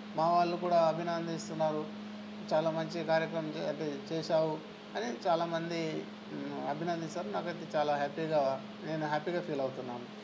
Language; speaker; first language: Telugu; non-native, local second language; Gondi